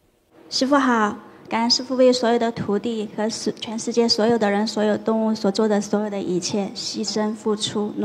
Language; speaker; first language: Chinese; native; Chinese